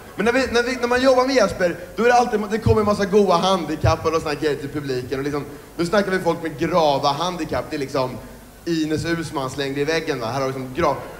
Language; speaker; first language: Swedish; native; Swedish